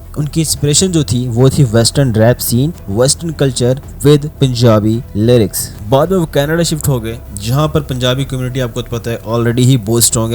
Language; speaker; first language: Urdu; native; Urdu